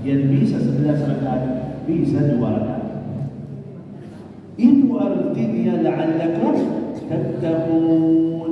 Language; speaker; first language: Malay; non-native, fluent; Arabic